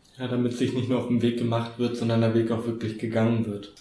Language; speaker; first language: German; native; German